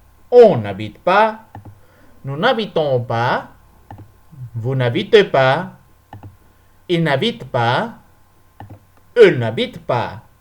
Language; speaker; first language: French; non-native, learner; Spanish